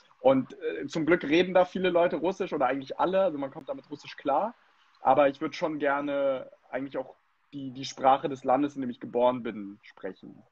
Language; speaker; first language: German; early bilingual, other home language; Russian